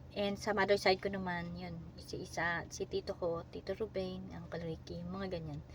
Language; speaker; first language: Filipino; native; Filipino